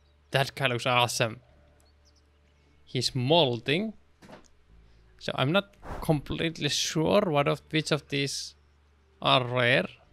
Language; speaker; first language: English; non-native, fluent; Finnish